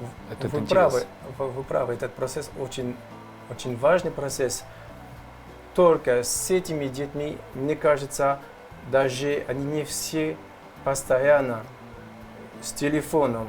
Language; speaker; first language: Russian; non-native, learner; French